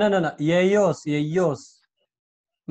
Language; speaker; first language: Spanish; non-native, learner; Hindi